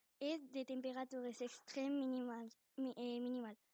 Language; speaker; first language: French; non-native, learner; Spanish